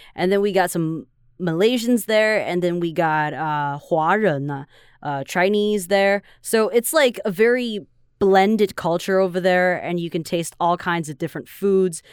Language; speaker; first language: English; non-native, fluent; Chinese